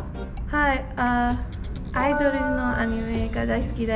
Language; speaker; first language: Japanese; non-native, learner; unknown